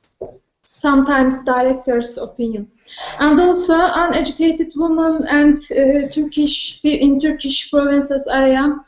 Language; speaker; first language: English; non-native, learner; Turkish